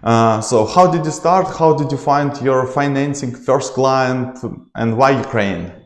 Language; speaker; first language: English; non-native, learner; Ukrainian